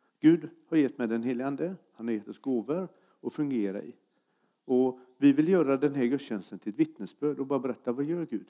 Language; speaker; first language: Swedish; native; Swedish